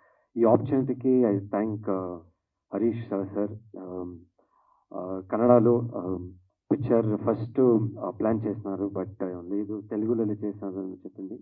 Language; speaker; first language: Telugu; non-native, learner; Kannada